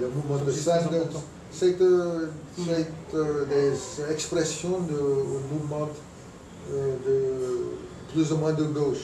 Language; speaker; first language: French; non-native, fluent; English